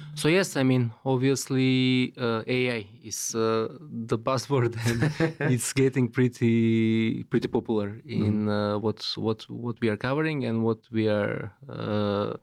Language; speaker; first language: English; non-native, fluent; Macedonian